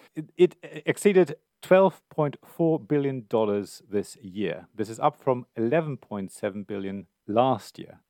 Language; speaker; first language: English; non-native, fluent; German